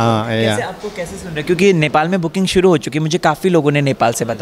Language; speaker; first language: Hindi; native; Hindi